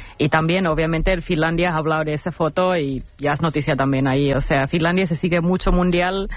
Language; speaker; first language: Spanish; non-native, fluent; Finnish